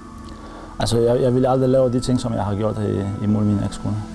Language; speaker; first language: Danish; non-native, learner; Polish